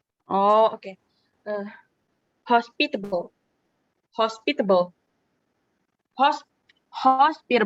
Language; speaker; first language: English; non-native, learner; Indonesian